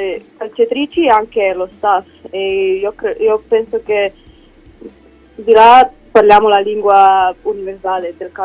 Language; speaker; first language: Italian; non-native, learner; Slovenian